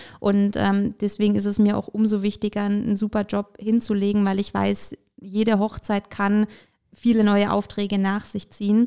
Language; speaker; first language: German; early bilingual, other home language; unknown